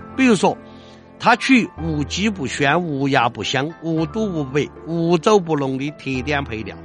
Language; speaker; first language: Chinese; native; Chinese